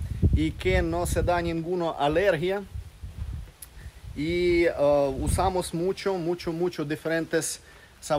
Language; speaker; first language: Spanish; non-native, fluent; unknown